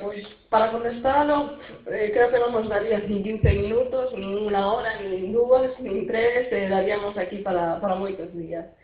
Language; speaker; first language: Galician; non-native, fluent; Arabic